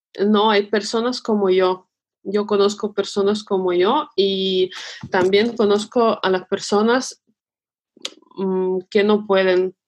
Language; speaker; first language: Spanish; non-native, fluent; Russian